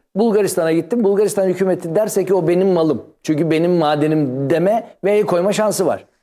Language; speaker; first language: Turkish; native; Turkish